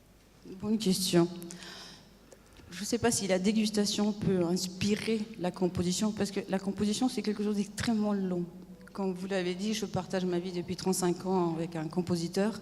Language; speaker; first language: French; non-native, fluent; Spanish